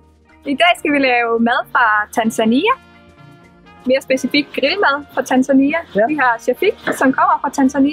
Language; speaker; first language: Danish; native; Danish